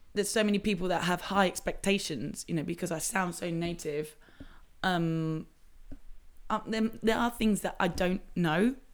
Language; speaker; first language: English; early bilingual, other home language; Spanish